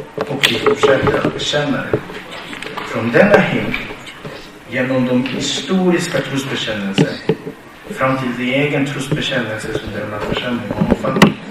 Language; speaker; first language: Swedish; non-native, fluent; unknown